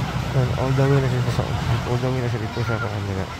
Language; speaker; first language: Filipino; non-native, local second language; Cebuano